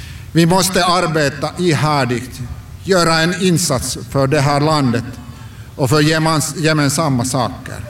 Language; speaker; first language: Swedish; non-native, local second language; Finnish